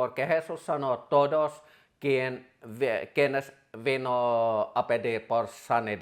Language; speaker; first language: Spanish; non-native, fluent; Finnish